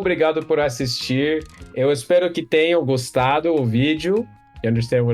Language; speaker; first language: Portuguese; non-native, fluent; English